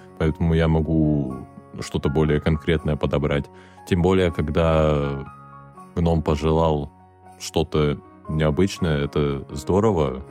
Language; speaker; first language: Russian; native; Russian